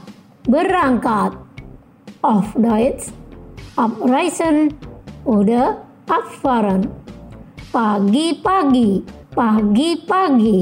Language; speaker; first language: German; non-native, local second language; Indonesian